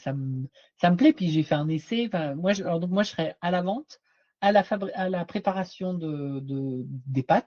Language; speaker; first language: French; native; French